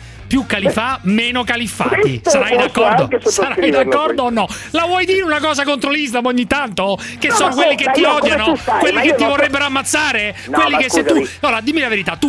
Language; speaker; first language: Italian; native; Italian